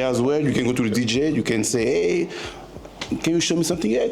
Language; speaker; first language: English; non-native, fluent; French